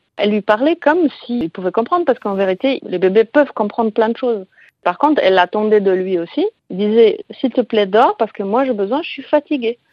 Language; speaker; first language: French; non-native, fluent; Polish